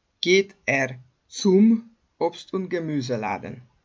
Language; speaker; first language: German; non-native, fluent; Hungarian